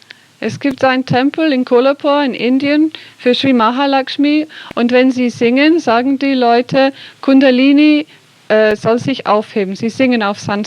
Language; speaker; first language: German; non-native, fluent; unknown